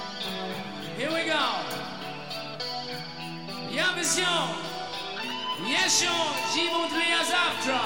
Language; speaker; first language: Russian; non-native, learner; German